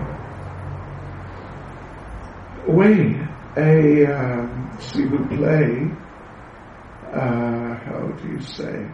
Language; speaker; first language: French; non-native, learner; English